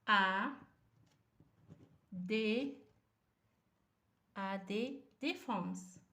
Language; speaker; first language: French; non-native, fluent; Arabic